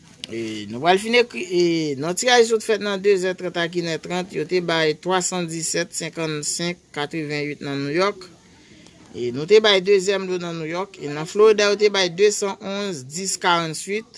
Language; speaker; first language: French; non-native, local second language; Haitian Creole